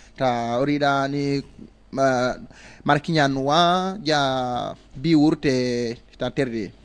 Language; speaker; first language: Basque; non-native, learner; Wolof